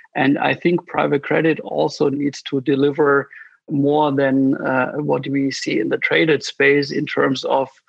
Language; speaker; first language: English; non-native, fluent; German